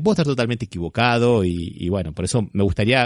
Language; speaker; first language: Spanish; native; Spanish